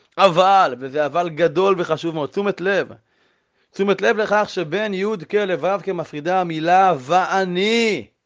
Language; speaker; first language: Hebrew; native; Hebrew